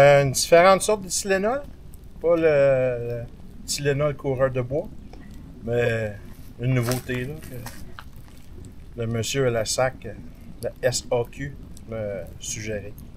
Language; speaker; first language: French; native; French